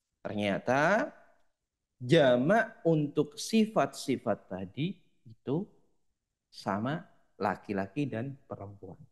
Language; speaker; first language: Indonesian; native; Indonesian